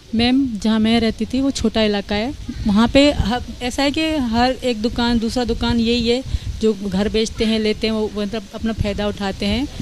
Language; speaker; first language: Urdu; non-native, local second language; Sindhi